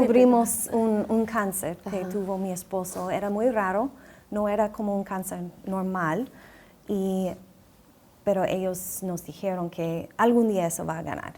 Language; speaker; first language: Spanish; non-native, fluent; English